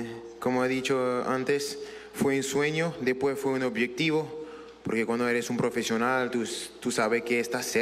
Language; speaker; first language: Spanish; non-native, learner; French